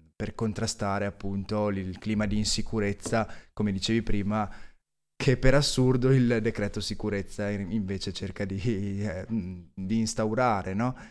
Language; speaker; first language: Italian; native; Italian